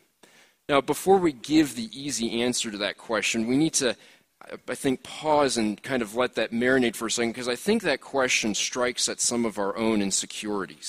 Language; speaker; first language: English; native; English